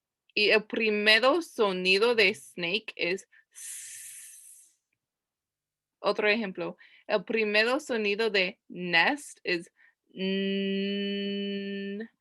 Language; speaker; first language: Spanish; non-native, learner; English